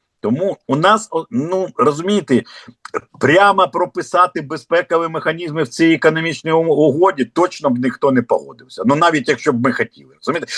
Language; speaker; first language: Ukrainian; non-native, local second language; Russian